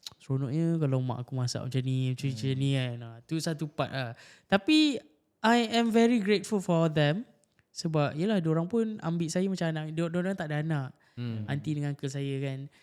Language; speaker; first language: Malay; native; Malay